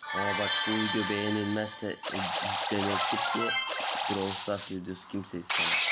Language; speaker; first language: Turkish; native; Turkish